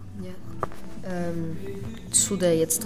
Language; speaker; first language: German; native; German